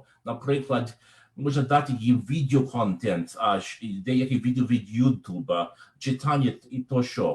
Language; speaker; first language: Ukrainian; non-native, learner; English